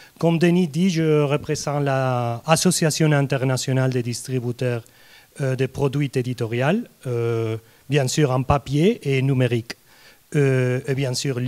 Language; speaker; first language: French; non-native, fluent; Spanish